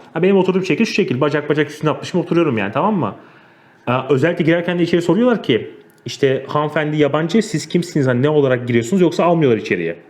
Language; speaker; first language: Turkish; native; Turkish